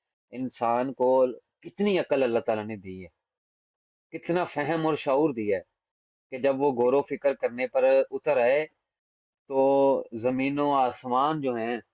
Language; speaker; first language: Hindi; non-native, local second language; Punjabi